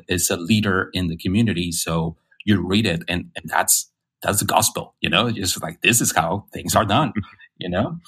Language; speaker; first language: English; non-native, fluent; Spanish